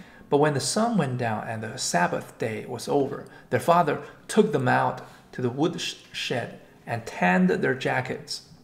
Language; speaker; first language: English; non-native, fluent; Chinese